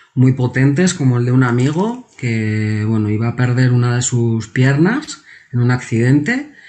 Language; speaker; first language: Spanish; non-native, local second language; Basque